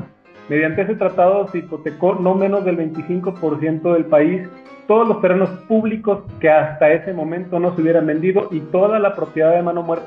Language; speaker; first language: Spanish; native; Spanish